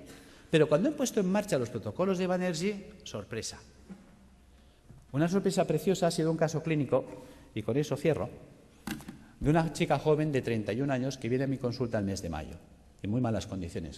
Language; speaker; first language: Spanish; native; Spanish